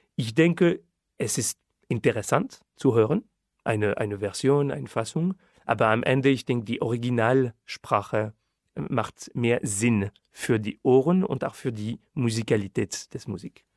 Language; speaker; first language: German; non-native, fluent; French